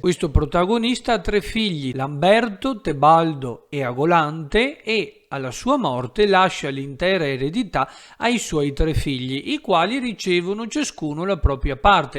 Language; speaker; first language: Italian; native; Italian